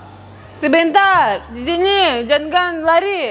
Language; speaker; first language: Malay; non-native, learner; Russian